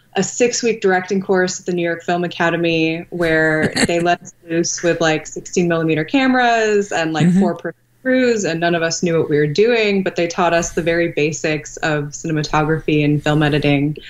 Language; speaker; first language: English; native; English